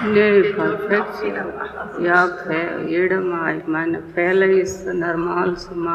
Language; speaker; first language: German; non-native, learner; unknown